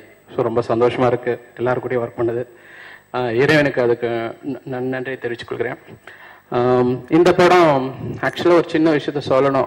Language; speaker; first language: Tamil; native; Tamil